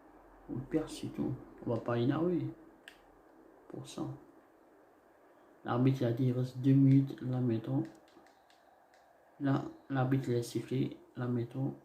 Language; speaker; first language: French; non-native, learner; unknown